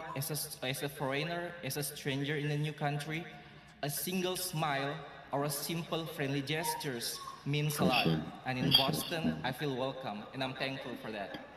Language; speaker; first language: English; non-native, fluent; Indonesian